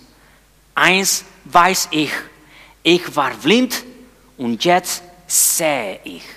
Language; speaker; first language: German; non-native, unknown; Spanish